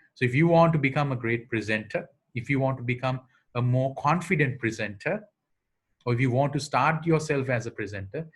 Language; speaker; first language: English; non-native, local second language; Sinhala